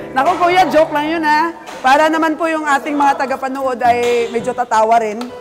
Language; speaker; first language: Filipino; non-native, local second language; Cebuano